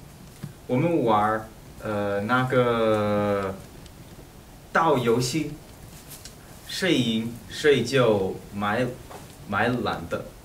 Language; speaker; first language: Chinese; non-native, learner; English